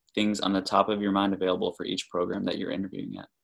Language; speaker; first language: English; native; English